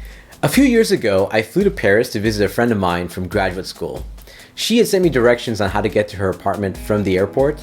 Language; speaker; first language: English; native; English